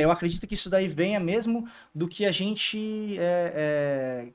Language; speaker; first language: Portuguese; native; Portuguese